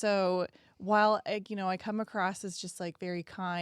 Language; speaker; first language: English; native; English